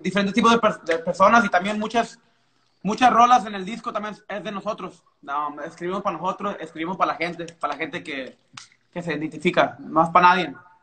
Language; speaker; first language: Spanish; early bilingual, heritage; Spanish